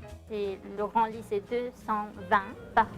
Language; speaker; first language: French; non-native, fluent; Spanish